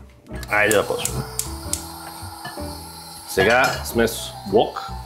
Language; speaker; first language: Bulgarian; non-native, learner; German